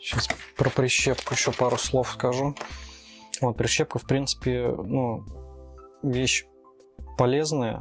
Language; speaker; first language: Russian; native; Russian